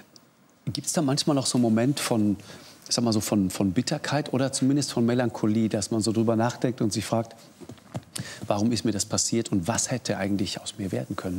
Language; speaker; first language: German; native; German